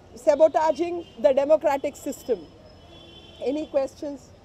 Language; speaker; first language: English; non-native, local second language; Hindi